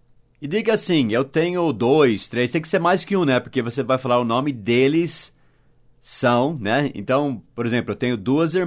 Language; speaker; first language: Portuguese; non-native, fluent; English